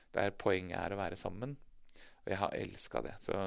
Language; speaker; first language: Norwegian; native; Norwegian